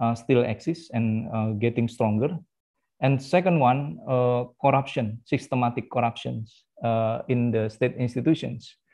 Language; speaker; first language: English; non-native, fluent; Indonesian